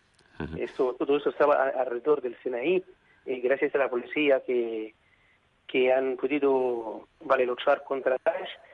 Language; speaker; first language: Spanish; non-native, fluent; Arabic